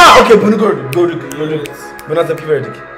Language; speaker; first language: Turkish; non-native, learner; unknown